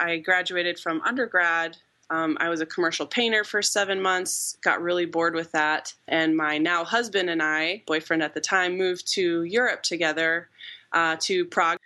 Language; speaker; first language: English; native; English